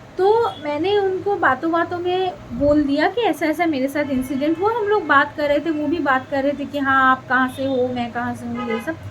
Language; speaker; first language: Hindi; non-native, local second language; Bangla